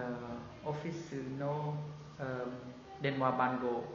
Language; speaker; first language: Japanese; non-native, learner; Vietnamese